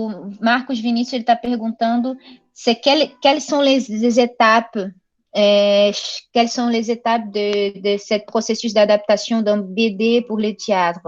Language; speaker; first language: French; non-native, fluent; Portuguese